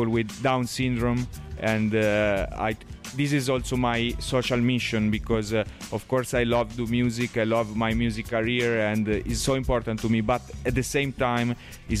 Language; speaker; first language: English; non-native, learner; Italian